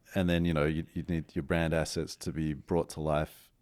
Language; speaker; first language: English; native; English